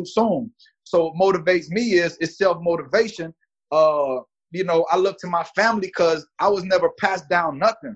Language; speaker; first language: English; native; English